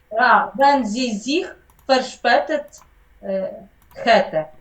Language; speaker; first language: German; non-native, learner; Ukrainian